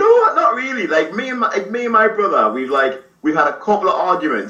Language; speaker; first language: English; native; English